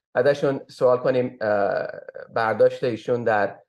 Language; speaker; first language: Persian; early bilingual, heritage; Persian